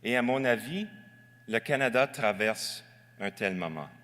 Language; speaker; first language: French; non-native, local second language; English